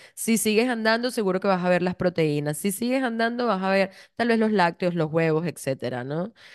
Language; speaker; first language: Spanish; native; Spanish